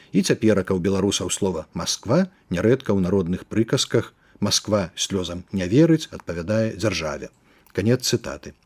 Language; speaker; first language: Belarusian; native; Belarusian